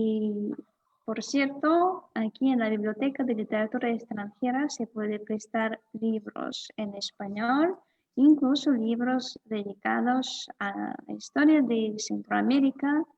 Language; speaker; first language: Spanish; non-native, fluent; Russian